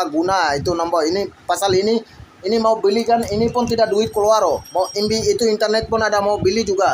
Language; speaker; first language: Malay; non-native, fluent; Bangla